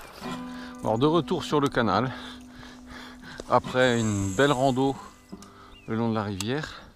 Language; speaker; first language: French; native; French